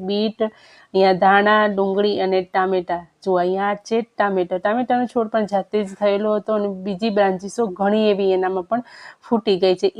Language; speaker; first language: Gujarati; non-native, local second language; Kachhi